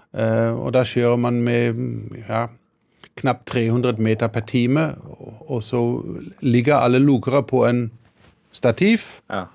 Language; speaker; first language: Norwegian; non-native, fluent; German